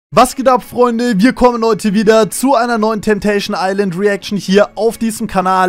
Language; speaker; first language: German; native; German